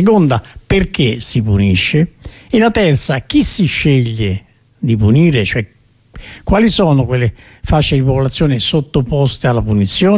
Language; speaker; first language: Italian; native; Italian